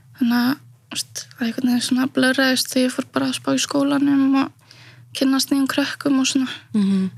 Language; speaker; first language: Icelandic; early bilingual, other home language; Polish